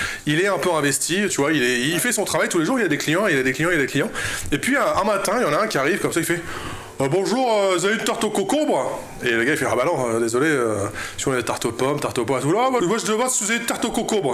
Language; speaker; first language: French; native; French